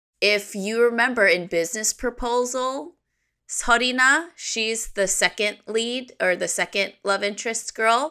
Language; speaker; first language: English; early bilingual, other home language; Korean